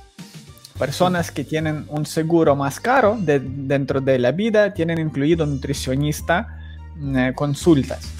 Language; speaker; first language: Spanish; non-native, learner; Ukrainian